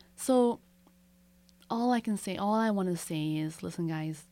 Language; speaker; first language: English; native; English